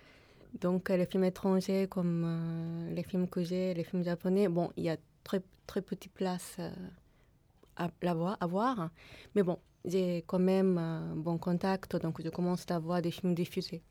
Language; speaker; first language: French; non-native, fluent; Japanese